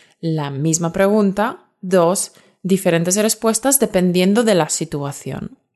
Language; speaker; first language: Spanish; non-native, fluent; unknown